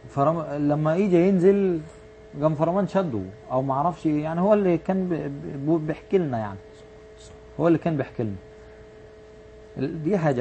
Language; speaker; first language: Arabic; native; Arabic